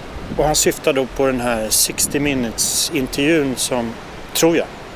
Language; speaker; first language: Swedish; native; Swedish